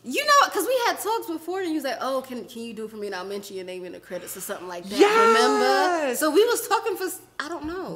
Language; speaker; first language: English; native; English